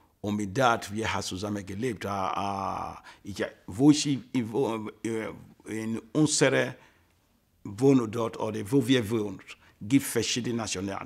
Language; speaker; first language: German; non-native, learner; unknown